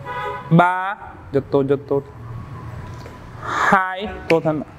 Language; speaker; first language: Vietnamese; non-native, learner; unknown